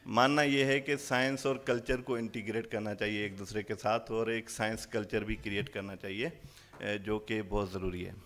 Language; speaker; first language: Urdu; non-native, local second language; Sindhi